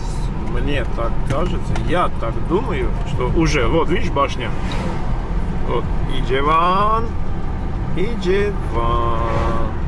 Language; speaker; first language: Russian; non-native, learner; Armenian